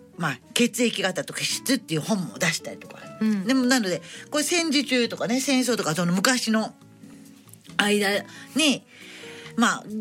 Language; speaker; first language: Japanese; native; Japanese